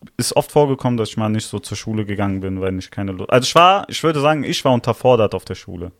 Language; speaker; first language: German; early bilingual, other home language; Italian